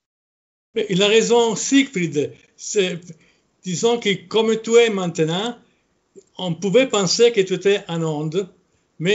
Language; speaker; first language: French; non-native, fluent; Italian